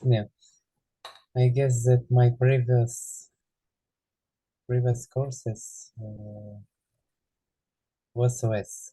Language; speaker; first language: English; non-native, learner; Ukrainian